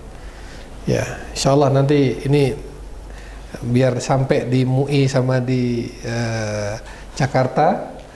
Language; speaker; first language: Indonesian; native; Indonesian